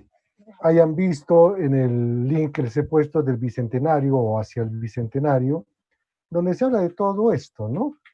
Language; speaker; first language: Spanish; native; Spanish